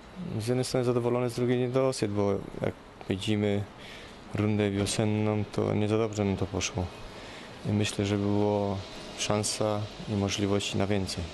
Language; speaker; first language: Polish; early bilingual, heritage; Polish